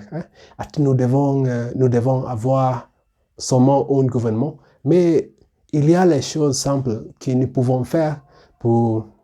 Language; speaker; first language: French; non-native, learner; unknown